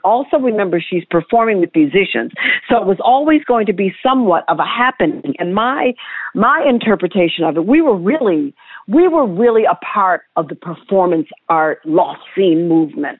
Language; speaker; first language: English; native; English